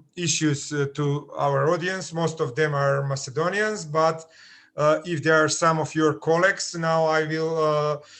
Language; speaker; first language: English; non-native, fluent; Macedonian